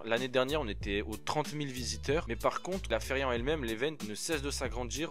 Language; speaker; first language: French; native; French